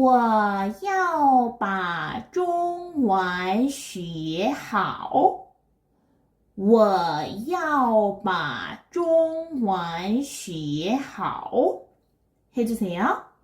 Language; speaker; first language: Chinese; non-native, fluent; Korean